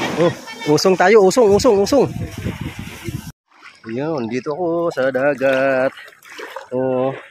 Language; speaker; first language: Filipino; native; Filipino